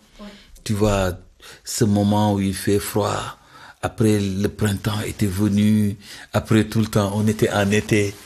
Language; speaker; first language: French; non-native, local second language; Wolof